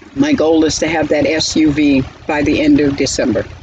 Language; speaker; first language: English; native; English